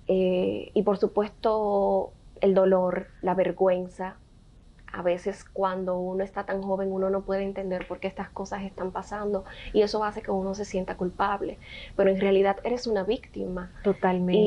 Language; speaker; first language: Spanish; native; Spanish